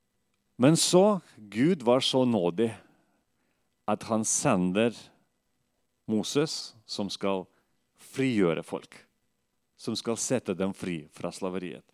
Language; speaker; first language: Norwegian; non-native, fluent; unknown